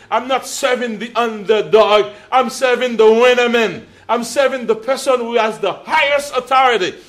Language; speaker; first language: English; non-native, fluent; Haitian Creole